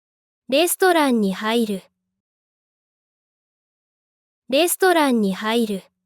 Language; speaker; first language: Japanese; native; Japanese